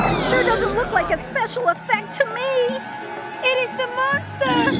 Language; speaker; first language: English; early bilingual, other home language; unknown